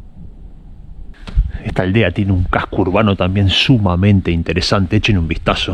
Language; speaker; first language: Spanish; native; Spanish